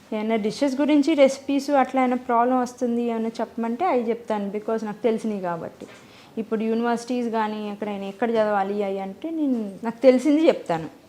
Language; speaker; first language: Telugu; native; Telugu